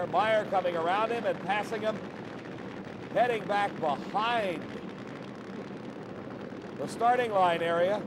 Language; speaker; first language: English; native; English